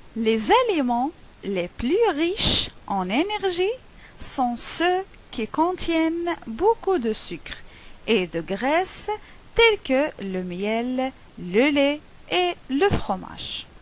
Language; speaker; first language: French; non-native, local second language; Arabic